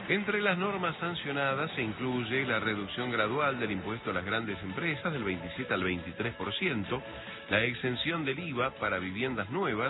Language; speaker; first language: Spanish; native; Spanish